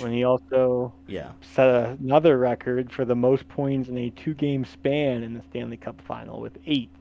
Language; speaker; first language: English; native; English